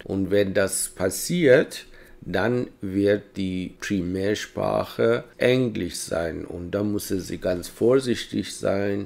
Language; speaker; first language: German; non-native, fluent; Persian